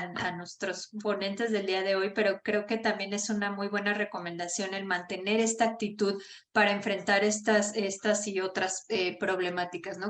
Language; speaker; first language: Spanish; native; Spanish